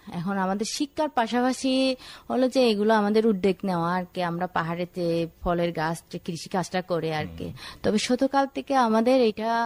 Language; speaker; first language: Bangla; non-native, local second language; Chakma